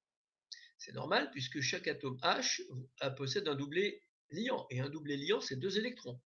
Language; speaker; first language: French; native; French